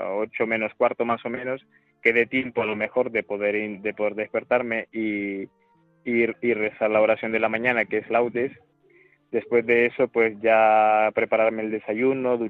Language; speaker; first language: Spanish; native; Spanish